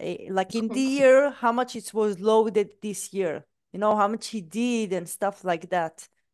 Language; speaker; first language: English; non-native, fluent; Hebrew